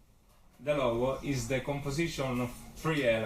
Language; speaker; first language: English; non-native, learner; Italian